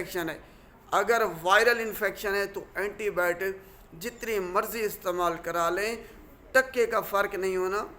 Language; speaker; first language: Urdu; non-native, local second language; Punjabi